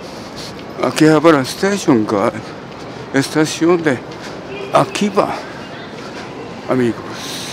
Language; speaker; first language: Spanish; non-native, learner; Japanese